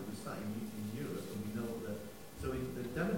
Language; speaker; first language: English; native; English